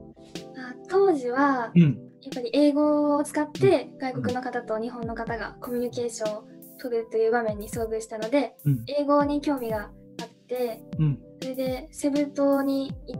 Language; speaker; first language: Japanese; native; Japanese